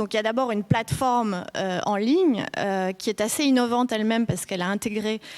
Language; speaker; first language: French; native; French